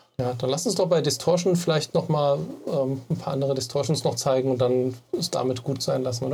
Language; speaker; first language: German; native; German